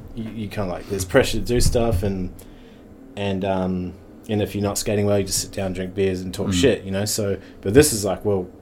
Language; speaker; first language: English; native; English